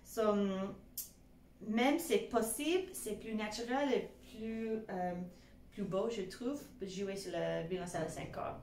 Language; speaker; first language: French; non-native, fluent; English